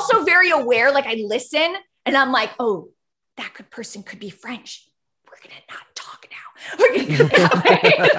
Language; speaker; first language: English; early bilingual, other home language; Spanish